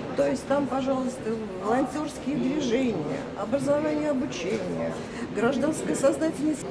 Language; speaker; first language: Russian; native; Russian